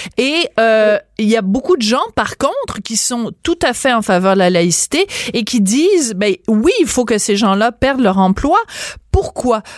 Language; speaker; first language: French; native; French